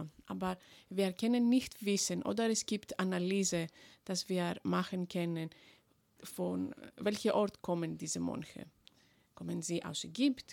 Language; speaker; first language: German; non-native, fluent; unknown